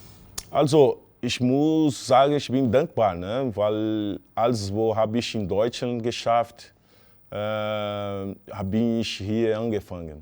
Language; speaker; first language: German; non-native, fluent; Portuguese